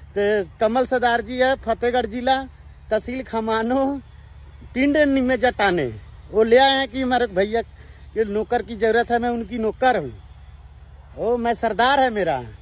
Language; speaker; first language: Hindi; native; Hindi